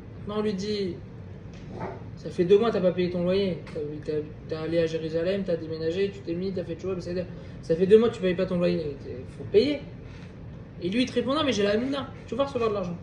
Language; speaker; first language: French; native; French